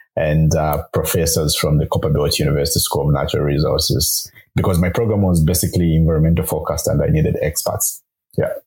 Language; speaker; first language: English; non-native, local second language; Bemba